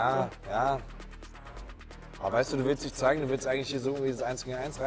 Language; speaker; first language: German; native; German